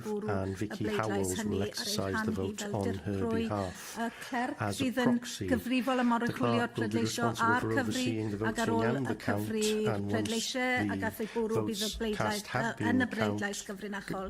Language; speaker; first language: Welsh; native; Welsh